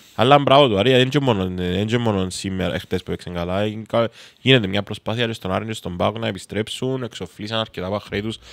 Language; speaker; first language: Greek; native; Greek